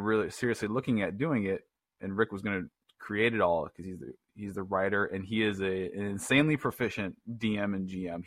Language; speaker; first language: English; native; English